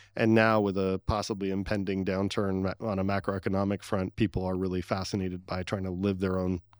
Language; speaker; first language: English; early bilingual, other home language; Arabic